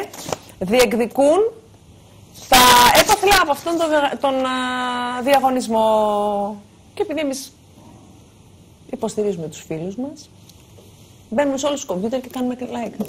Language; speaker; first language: Greek; native; Greek